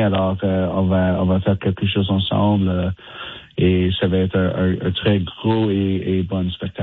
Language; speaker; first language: French; non-native, learner; English